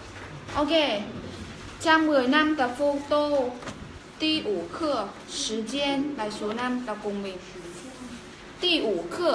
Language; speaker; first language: Chinese; non-native, fluent; Vietnamese